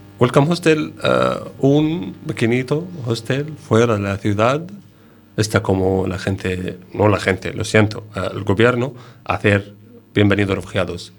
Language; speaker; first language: Spanish; non-native, learner; Arabic